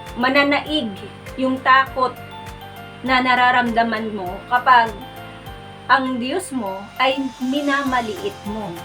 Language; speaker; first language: Filipino; non-native, local second language; Cebuano